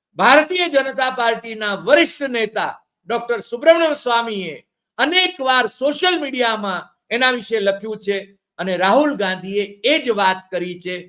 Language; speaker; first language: Gujarati; native; Gujarati